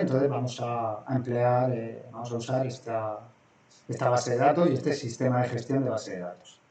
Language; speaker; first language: Spanish; native; Spanish